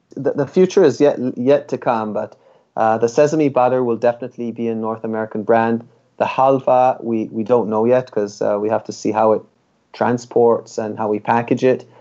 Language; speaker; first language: English; early bilingual, other home language; Hebrew